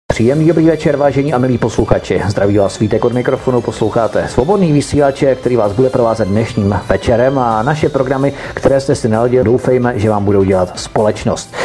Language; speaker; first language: Czech; native; Czech